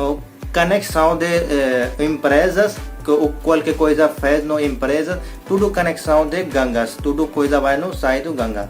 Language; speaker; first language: Portuguese; non-native, learner; Hindi